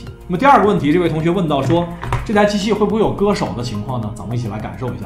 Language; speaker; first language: Chinese; native; Chinese